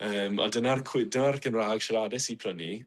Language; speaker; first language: Welsh; non-native, fluent; English